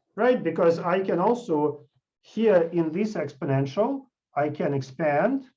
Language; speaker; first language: English; non-native, fluent; Russian